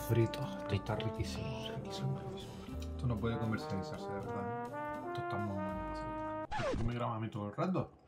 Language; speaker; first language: Spanish; native; Spanish